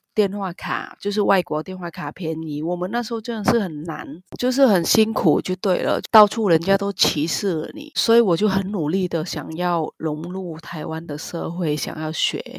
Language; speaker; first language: Chinese; non-native, fluent; Vietnamese